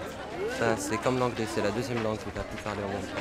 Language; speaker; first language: French; non-native, fluent; Arabic